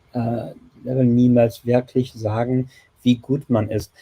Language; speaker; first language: German; non-native, fluent; English